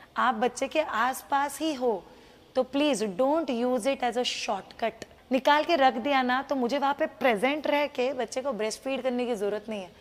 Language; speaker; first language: Hindi; non-native, local second language; Marathi